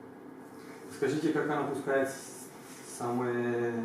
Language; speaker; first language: Russian; non-native, learner; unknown